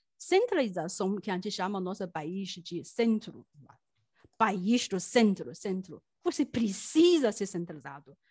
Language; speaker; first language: Portuguese; non-native, fluent; Chinese